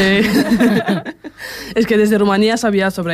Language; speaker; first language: Spanish; non-native, fluent; Romanian